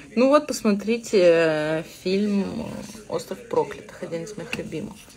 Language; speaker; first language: Russian; early bilingual, other home language; Georgian